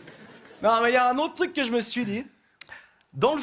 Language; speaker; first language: French; native; French